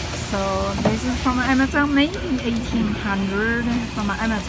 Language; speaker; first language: English; non-native, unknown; Chinese